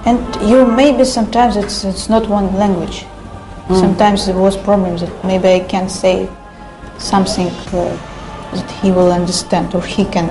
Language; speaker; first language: English; non-native, learner; Russian